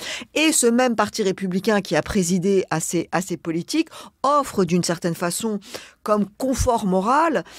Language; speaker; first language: French; native; French